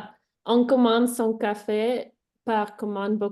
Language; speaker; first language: French; non-native, learner; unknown